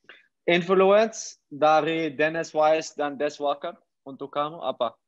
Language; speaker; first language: Indonesian; non-native, learner; Dutch